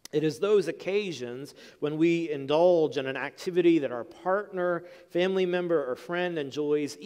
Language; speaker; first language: English; native; English